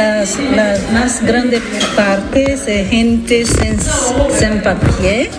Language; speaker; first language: Spanish; non-native, learner; Italian